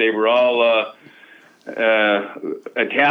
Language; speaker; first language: English; native; English